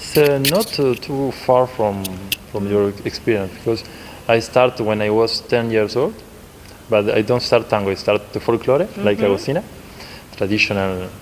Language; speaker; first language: English; non-native, learner; Spanish